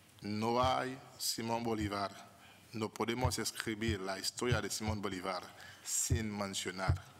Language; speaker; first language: Spanish; non-native, fluent; Haitian Creole